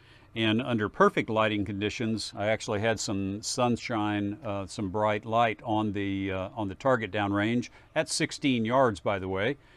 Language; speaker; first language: English; native; English